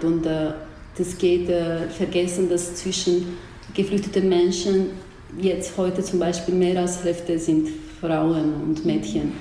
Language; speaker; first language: German; non-native, learner; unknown